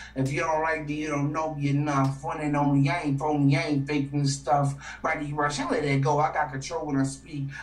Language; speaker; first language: English; native; English